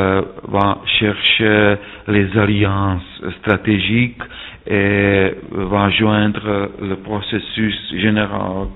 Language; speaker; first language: French; non-native, fluent; Czech